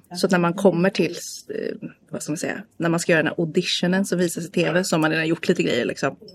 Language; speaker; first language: Swedish; native; Swedish